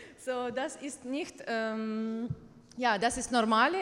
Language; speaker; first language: German; non-native, learner; Ukrainian